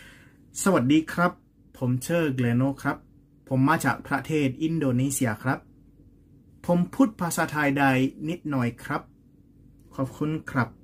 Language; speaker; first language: Thai; non-native, learner; Indonesian